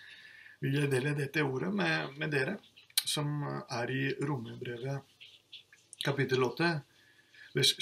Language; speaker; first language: Norwegian; non-native, fluent; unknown